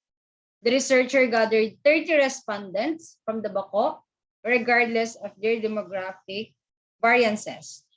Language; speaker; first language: English; non-native, local second language; Filipino